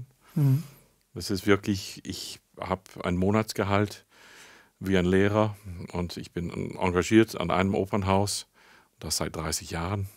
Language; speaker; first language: German; non-native, fluent; English